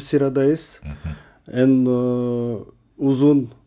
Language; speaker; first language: Turkish; non-native, learner; Kazakh